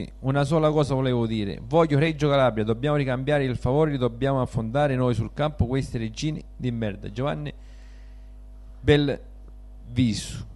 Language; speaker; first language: Italian; native; Italian